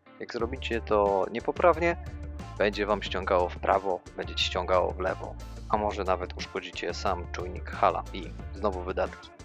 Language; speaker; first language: Polish; native; Polish